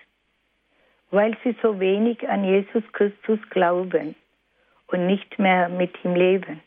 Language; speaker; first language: German; non-native, fluent; Malayalam